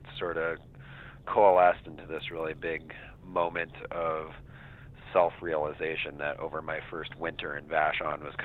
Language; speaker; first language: English; native; English